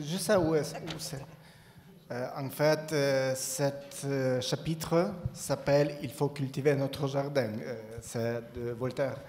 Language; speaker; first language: French; non-native, learner; Ukrainian